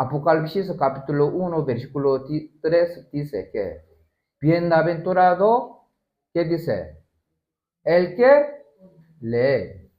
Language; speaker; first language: Spanish; non-native, learner; Korean